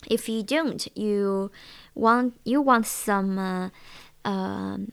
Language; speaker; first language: English; non-native, learner; Chinese